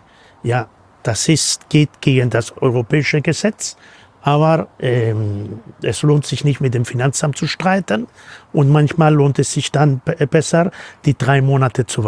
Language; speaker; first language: German; non-native, fluent; Spanish